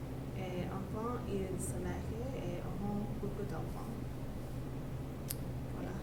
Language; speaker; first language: French; non-native, learner; English